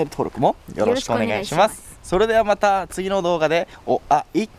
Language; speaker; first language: Japanese; native; Japanese